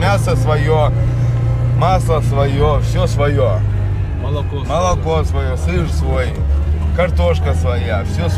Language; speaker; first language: Russian; non-native, local second language; Ingush